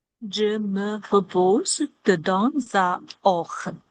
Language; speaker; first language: French; non-native, learner; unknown